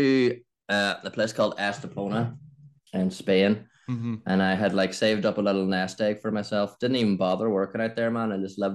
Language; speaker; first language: English; native; English